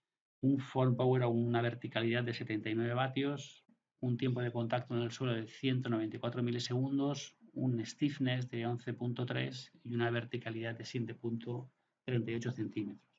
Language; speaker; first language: Spanish; native; Spanish